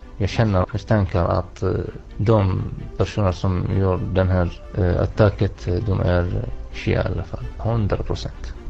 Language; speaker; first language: Swedish; non-native, local second language; Arabic